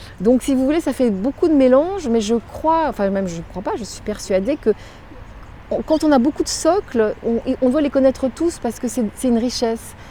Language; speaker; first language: French; native; French